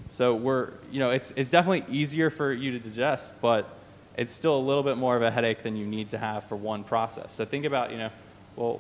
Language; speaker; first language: English; native; English